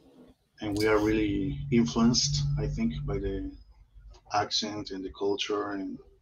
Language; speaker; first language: English; non-native, learner; Spanish